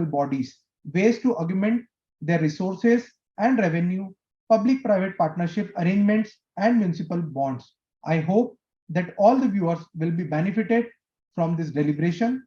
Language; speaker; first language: English; non-native, local second language; Hindi